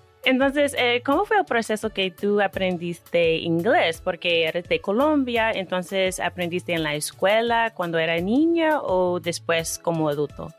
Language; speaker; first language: Spanish; non-native, fluent; English